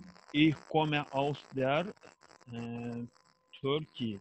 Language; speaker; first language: German; non-native, learner; Turkish